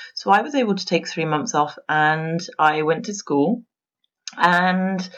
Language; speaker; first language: English; native; English